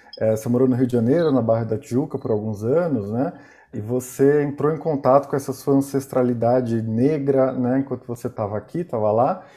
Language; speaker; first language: Portuguese; native; Portuguese